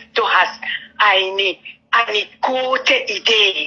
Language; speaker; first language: German; non-native, learner; French